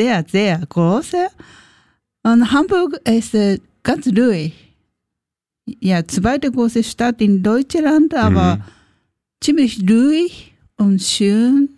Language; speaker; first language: German; non-native, learner; Japanese